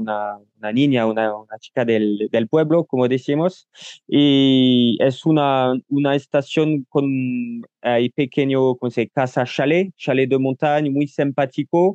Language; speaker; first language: Spanish; non-native, learner; French